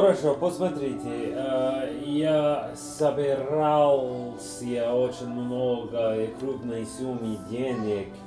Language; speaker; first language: Russian; non-native, learner; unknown